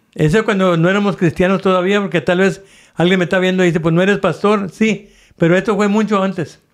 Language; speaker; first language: Spanish; native; Spanish